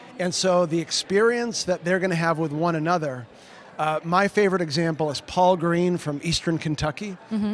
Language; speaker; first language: English; early bilingual, other home language; Portuguese